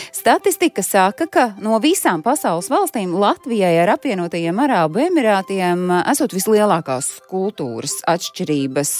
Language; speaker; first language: Latvian; native; Latvian